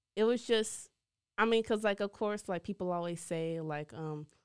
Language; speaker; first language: English; native; English